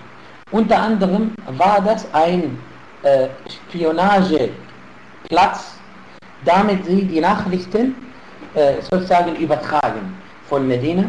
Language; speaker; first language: German; non-native, fluent; Arabic